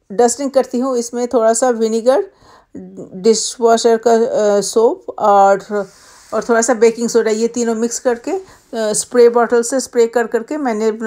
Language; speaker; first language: Hindi; non-native, local second language; Bangla